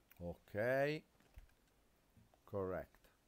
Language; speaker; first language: English; non-native, learner; Italian